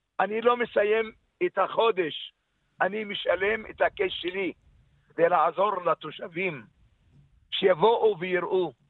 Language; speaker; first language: Hebrew; non-native, local second language; Arabic